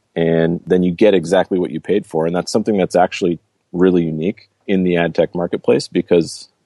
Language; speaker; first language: English; native; English